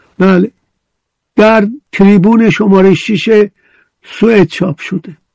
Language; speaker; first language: Persian; non-native, local second language; Azerbaijani